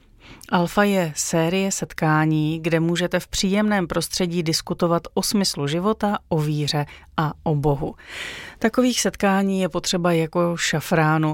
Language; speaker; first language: Czech; native; Czech